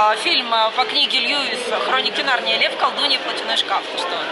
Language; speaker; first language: Russian; native; Russian